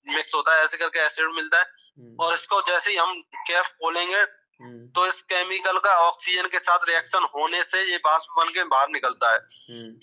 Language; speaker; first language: Hindi; native; Hindi